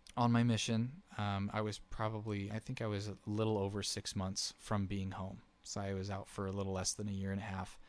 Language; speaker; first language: English; native; English